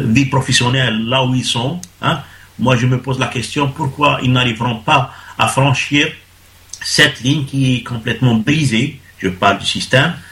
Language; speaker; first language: French; non-native, local second language; Arabic